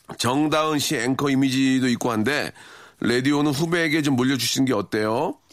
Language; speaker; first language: Korean; native; Korean